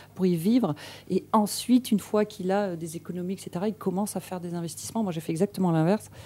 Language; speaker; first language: French; non-native, local second language; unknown